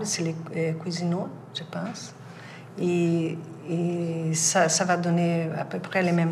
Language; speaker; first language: French; non-native, fluent; Portuguese